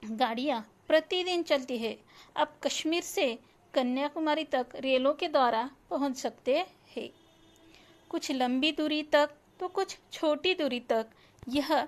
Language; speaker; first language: Hindi; non-native, local second language; Marathi